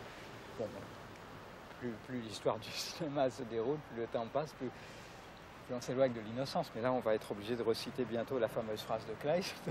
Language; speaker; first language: French; native; French